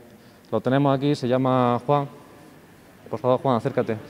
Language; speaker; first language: Spanish; native; Spanish